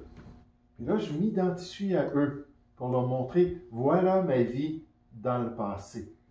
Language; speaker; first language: French; native; French